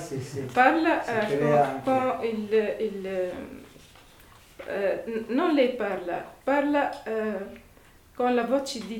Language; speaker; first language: Italian; non-native, learner; Arabic